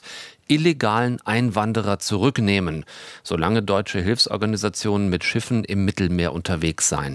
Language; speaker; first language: German; native; German